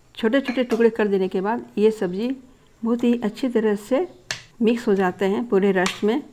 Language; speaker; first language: Hindi; native; Hindi